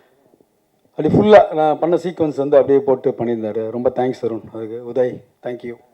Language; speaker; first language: Tamil; native; Tamil